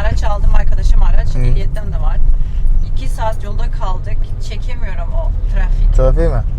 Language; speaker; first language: Turkish; native; Turkish